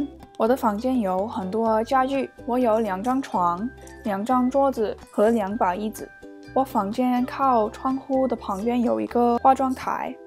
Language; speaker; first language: Chinese; non-native, learner; English